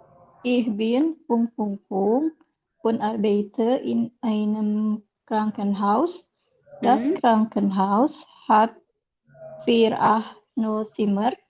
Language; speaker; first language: German; non-native, learner; Indonesian